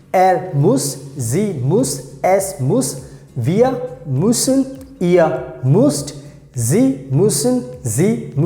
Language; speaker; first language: German; non-native, fluent; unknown